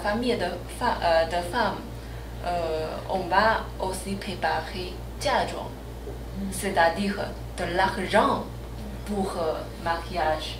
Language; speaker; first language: French; non-native, learner; Chinese